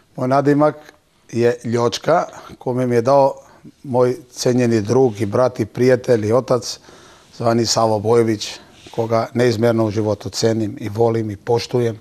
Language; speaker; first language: Bosnian; non-native, local second language; Turkish